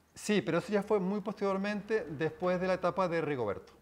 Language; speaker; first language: Spanish; native; Spanish